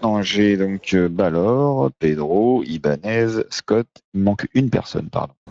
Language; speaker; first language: French; native; French